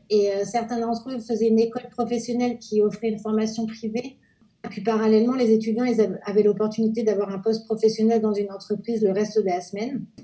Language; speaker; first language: French; native; French